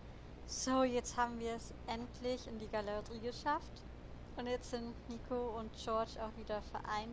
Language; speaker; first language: German; native; German